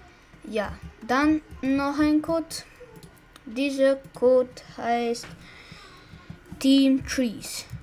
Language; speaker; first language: German; non-native, learner; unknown